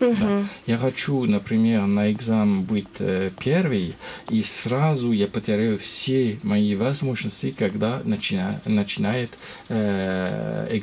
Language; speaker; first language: Russian; non-native, learner; French